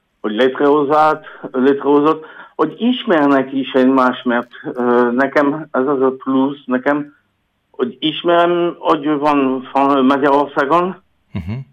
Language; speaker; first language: Hungarian; non-native, learner; French